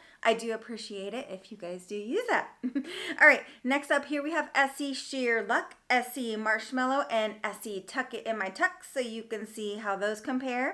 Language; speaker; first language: English; native; English